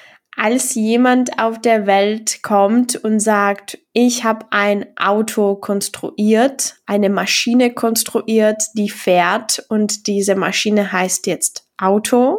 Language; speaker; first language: German; non-native, fluent; Czech